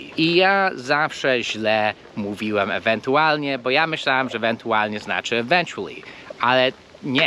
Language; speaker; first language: Polish; non-native, fluent; English